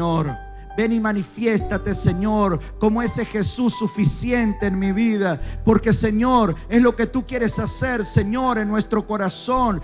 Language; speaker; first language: Spanish; native; Spanish